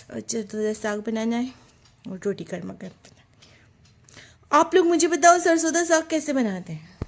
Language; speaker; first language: Hindi; non-native, local second language; Bangla